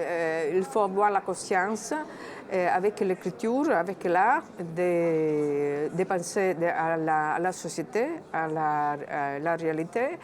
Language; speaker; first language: French; non-native, fluent; Italian